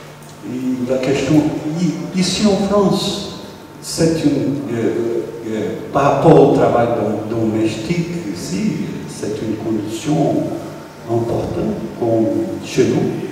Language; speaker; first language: French; non-native, learner; Portuguese